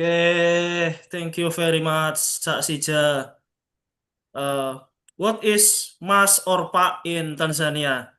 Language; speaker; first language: English; non-native, local second language; Javanese